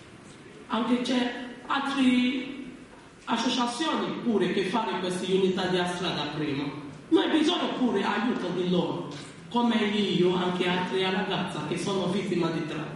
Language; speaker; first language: Italian; non-native, learner; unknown